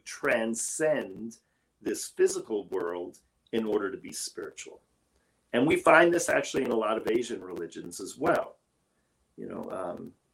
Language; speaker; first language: English; native; English